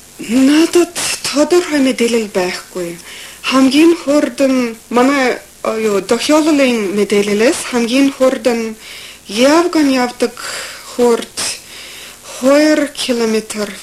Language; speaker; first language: Mongolian; non-native, fluent; English